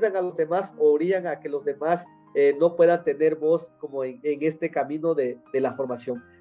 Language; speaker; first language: Spanish; non-native, local second language; Nahuatl languages